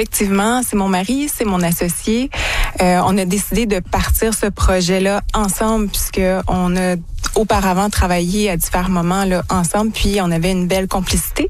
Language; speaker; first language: French; native; French